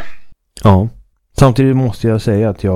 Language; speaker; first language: Swedish; native; Swedish